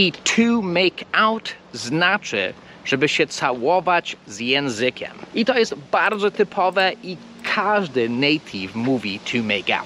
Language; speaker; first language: Polish; non-native, fluent; English